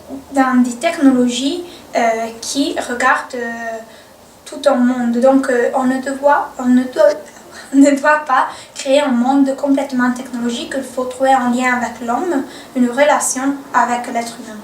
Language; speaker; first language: French; non-native, local second language; Italian